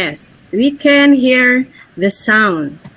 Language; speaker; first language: English; non-native, fluent; Indonesian